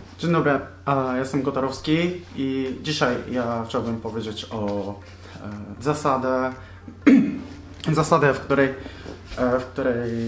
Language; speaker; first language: Polish; non-native, learner; Japanese